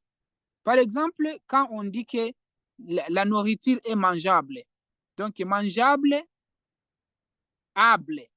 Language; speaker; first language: French; non-native, fluent; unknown